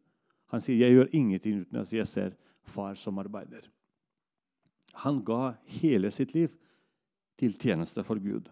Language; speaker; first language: Norwegian; non-native, fluent; Russian